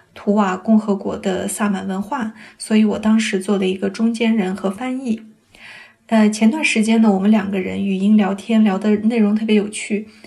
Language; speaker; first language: Chinese; non-native, local second language; Mongolian